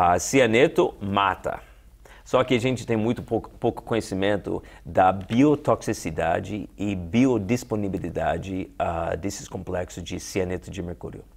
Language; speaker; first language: Portuguese; non-native, fluent; English